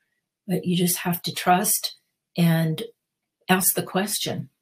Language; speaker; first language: English; native; English